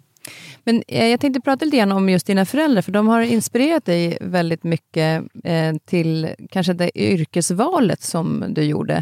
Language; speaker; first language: Swedish; native; Swedish